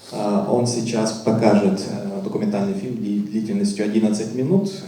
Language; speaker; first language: Russian; native; Russian